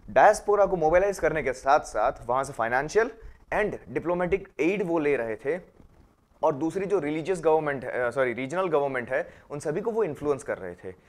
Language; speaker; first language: Hindi; non-native, local second language; Gujarati